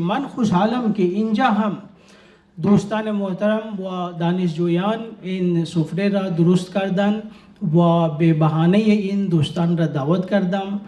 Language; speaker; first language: Persian; non-native, learner; Urdu